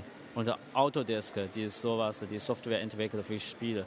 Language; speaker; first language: German; non-native, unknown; Chinese